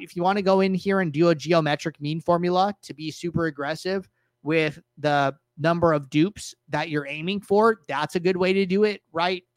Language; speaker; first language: English; native; English